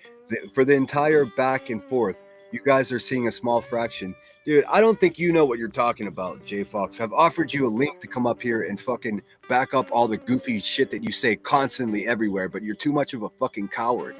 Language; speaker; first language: English; native; English